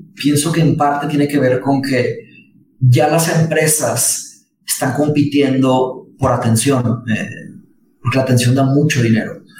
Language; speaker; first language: Spanish; early bilingual, other home language; Portuguese